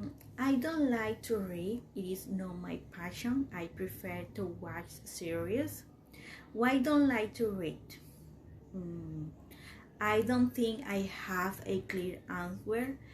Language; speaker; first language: English; non-native, learner; Spanish